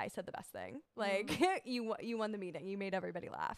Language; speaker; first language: English; native; English